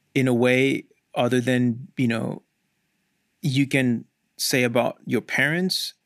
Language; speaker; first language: English; non-native, local second language; Hindi